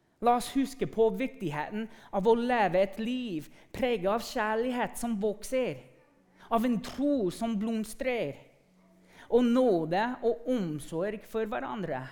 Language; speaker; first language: Norwegian; non-native, fluent; English